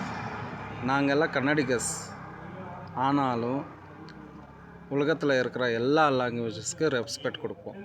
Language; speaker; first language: Tamil; non-native, local second language; Kannada